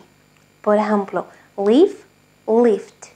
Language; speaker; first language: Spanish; non-native, fluent; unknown